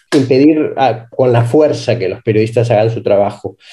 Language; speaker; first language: Spanish; native; Spanish